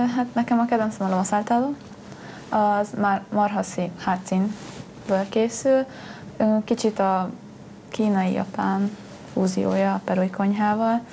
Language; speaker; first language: Hungarian; early bilingual, other home language; Spanish